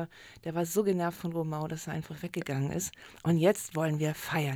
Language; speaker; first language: German; native; German